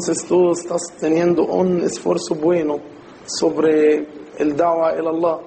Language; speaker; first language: Spanish; non-native, learner; Arabic